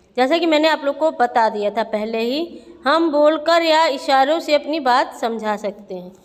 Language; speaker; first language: Hindi; native; Hindi